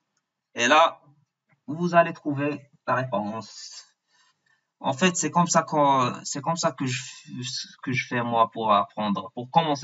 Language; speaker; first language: French; non-native, local second language; Arabic